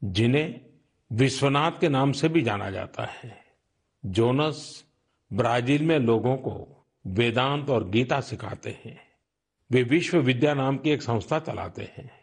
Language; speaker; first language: Hindi; non-native, local second language; Gujarati